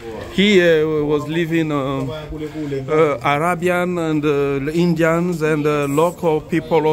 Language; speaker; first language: English; non-native, learner; Lingala